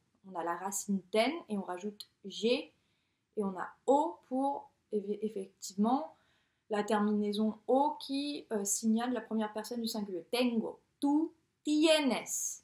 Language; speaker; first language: French; native; French